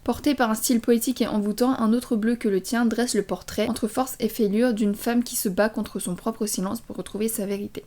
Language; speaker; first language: French; early bilingual, other home language; Vietnamese